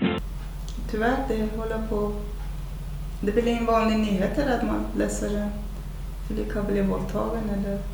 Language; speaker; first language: Swedish; non-native, fluent; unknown